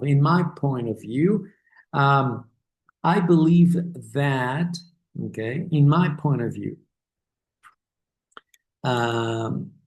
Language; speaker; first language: English; non-native, fluent; Spanish